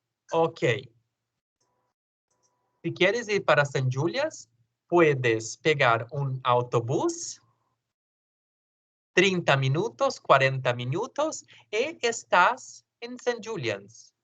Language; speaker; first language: Spanish; non-native, learner; Portuguese